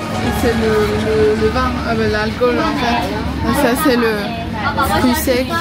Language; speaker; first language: French; non-native, fluent; Chinese